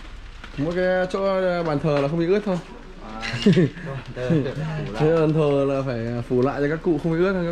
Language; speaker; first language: Vietnamese; native; Vietnamese